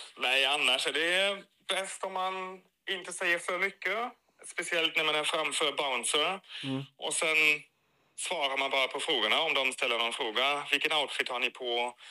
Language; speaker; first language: Swedish; non-native, fluent; German